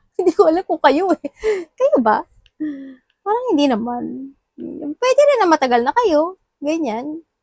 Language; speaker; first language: Filipino; native; Filipino